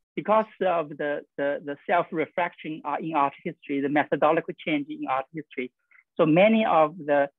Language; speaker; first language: English; non-native, fluent; Chinese